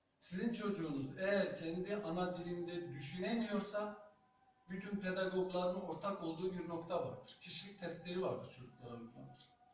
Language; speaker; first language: Turkish; non-native, local second language; Zaza